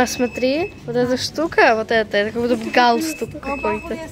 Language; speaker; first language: Russian; early bilingual, other home language; Azerbaijani